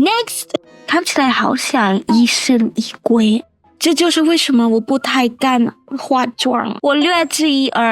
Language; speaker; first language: Chinese; non-native, learner; English